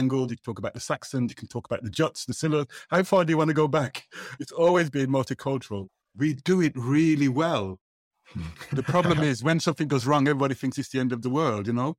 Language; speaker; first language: English; native; English